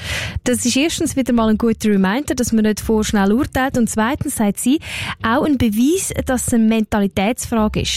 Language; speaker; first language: German; native; German